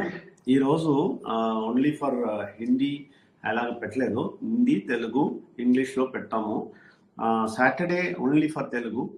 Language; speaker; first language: Telugu; non-native, learner; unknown